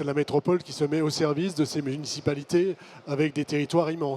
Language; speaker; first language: French; native; French